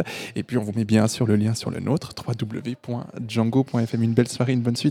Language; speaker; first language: French; native; French